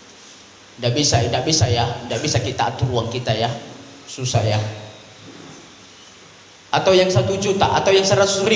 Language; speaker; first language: Indonesian; native; Indonesian